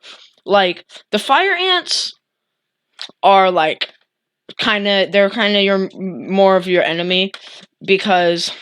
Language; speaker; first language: English; native; English